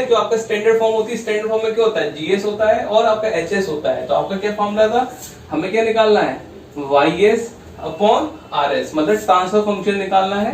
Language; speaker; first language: Hindi; native; Hindi